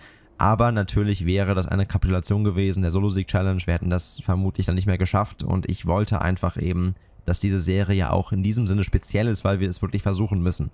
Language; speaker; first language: German; native; German